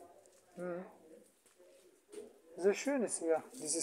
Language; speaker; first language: German; non-native, fluent; Arabic